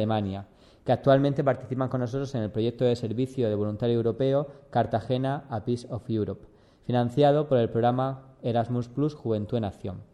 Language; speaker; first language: Spanish; native; Spanish